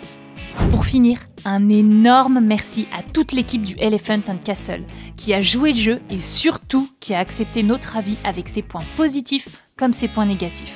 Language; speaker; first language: French; native; French